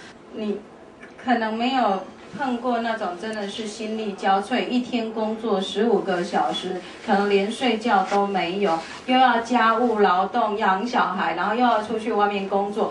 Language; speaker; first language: Chinese; native; Chinese